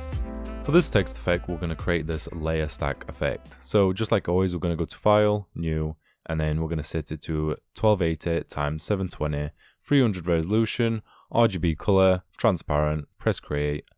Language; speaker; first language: English; native; English